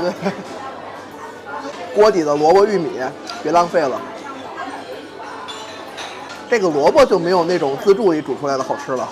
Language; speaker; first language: Chinese; native; Chinese